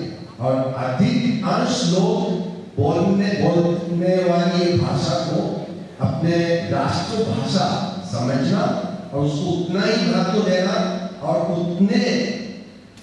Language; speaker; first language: Hindi; non-native, local second language; Malayalam